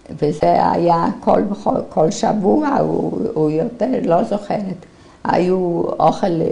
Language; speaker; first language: Hebrew; non-native, fluent; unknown